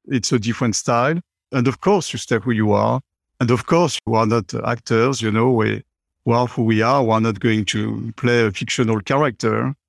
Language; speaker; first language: English; non-native, fluent; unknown